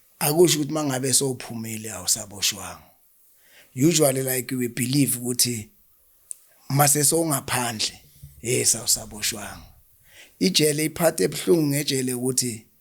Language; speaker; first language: Zulu; native; Zulu